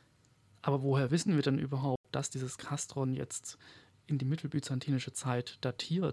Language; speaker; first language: German; native; German